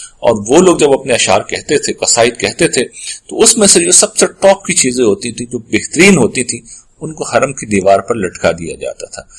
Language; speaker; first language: Urdu; native; Urdu